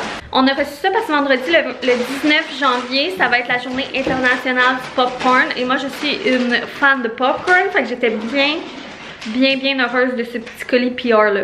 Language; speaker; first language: French; native; French